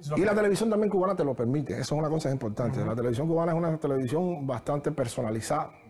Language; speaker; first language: Spanish; native; Spanish